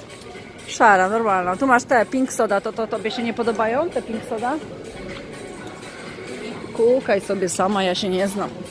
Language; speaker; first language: Polish; native; Polish